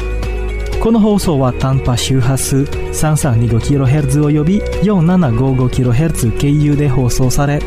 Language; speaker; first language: Japanese; non-native, fluent; Indonesian